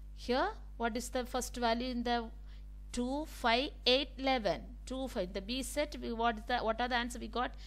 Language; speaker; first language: English; non-native, local second language; Tamil